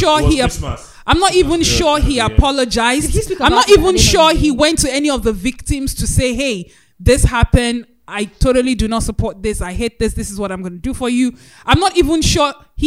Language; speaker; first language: English; non-native, local second language; Yoruba